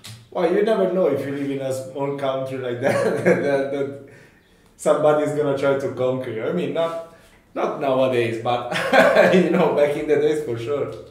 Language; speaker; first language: English; non-native, fluent; Italian